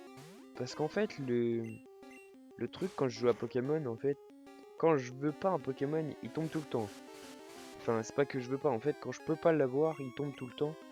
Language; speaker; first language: French; native; French